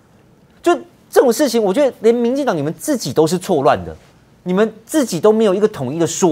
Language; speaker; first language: Chinese; native; Chinese